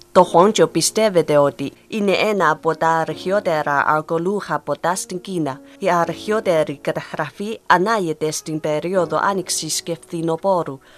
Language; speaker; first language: Greek; non-native, fluent; Chinese